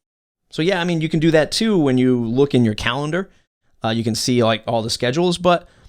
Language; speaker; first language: English; native; English